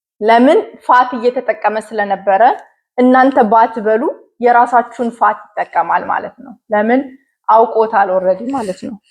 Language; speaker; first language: Amharic; native; Amharic